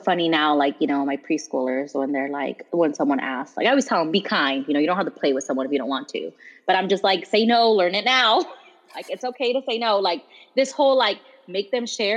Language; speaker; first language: English; early bilingual, other home language; Spanish